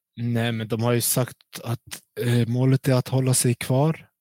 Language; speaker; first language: Swedish; early bilingual, other home language; Central Kurdish